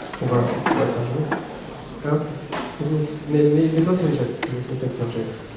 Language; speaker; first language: French; native; French